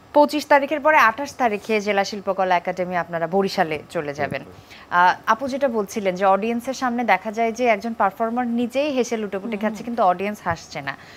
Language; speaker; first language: Bangla; native; Bangla